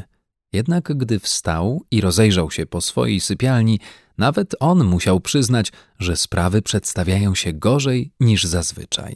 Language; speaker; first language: Polish; native; Polish